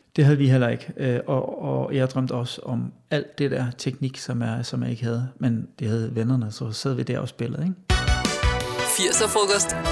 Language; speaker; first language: Danish; non-native, fluent; German